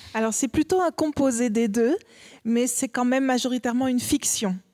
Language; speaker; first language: French; native; French